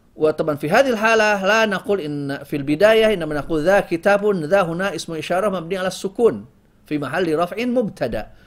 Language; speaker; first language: Arabic; non-native, fluent; Indonesian